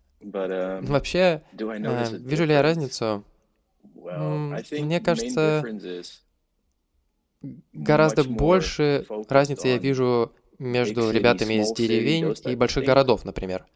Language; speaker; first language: Russian; non-native, fluent; English